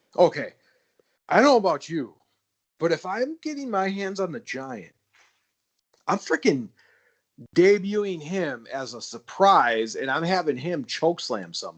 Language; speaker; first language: English; native; English